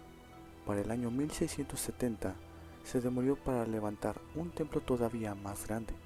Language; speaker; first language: Spanish; native; Spanish